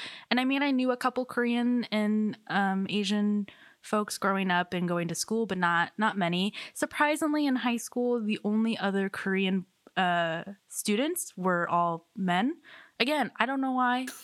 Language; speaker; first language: English; native; English